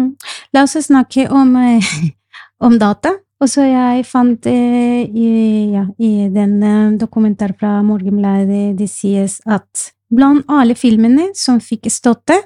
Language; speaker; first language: Norwegian; non-native, fluent; Spanish